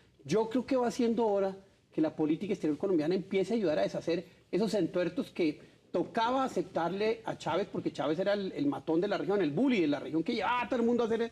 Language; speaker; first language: Spanish; native; Spanish